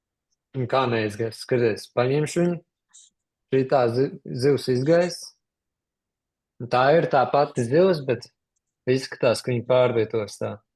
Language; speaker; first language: Latvian; native; Latvian